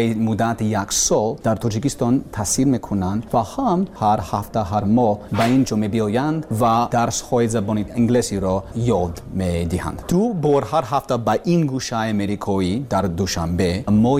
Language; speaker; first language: Persian; non-native, learner; English